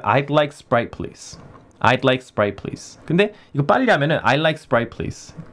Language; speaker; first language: English; early bilingual, other home language; Korean